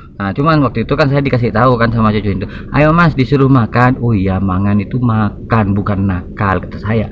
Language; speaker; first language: Indonesian; non-native, local second language; Madurese